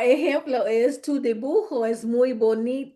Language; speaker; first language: Spanish; non-native, fluent; English